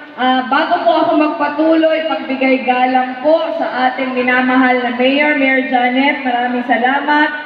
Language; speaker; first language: Filipino; non-native, local second language; Bikol